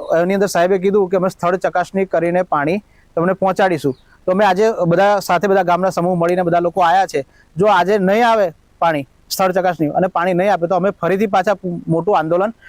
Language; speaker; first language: Gujarati; native; Gujarati